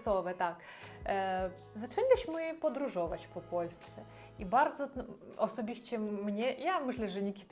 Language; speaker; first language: Polish; non-native, learner; Russian